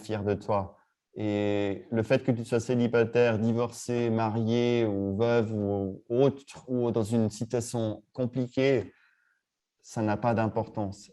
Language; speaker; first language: French; native; French